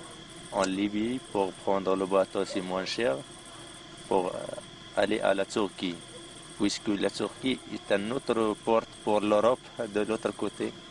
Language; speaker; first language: French; non-native, local second language; Arabic